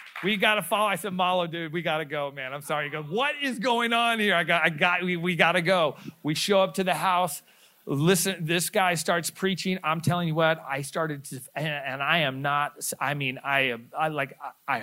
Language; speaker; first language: English; native; English